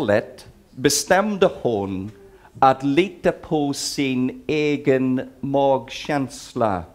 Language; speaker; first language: Swedish; non-native, fluent; English